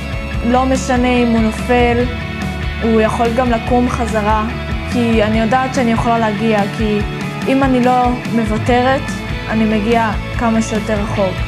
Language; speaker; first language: Hebrew; early bilingual, other home language; Russian